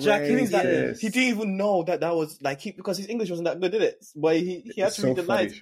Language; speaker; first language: English; native; English